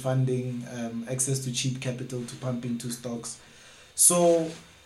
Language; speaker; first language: English; non-native, local second language; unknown